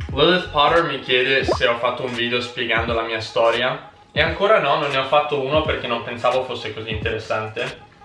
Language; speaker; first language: Italian; early bilingual, heritage; Italian